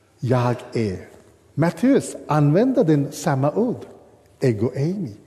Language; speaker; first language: Swedish; non-native, fluent; English